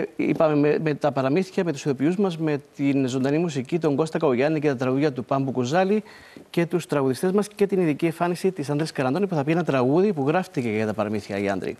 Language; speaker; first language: Greek; native; Greek